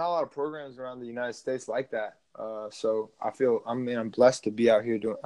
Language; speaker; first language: English; native; English